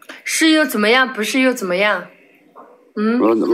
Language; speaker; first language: Chinese; native; Chinese